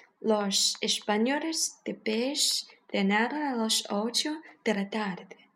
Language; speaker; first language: Spanish; non-native, learner; Chinese